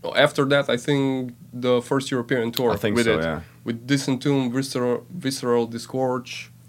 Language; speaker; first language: English; non-native, fluent; Slovenian